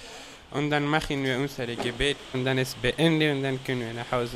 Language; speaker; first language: German; non-native, learner; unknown